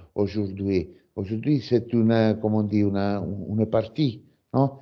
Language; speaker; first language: French; non-native, fluent; Italian